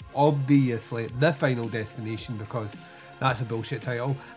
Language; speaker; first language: English; native; English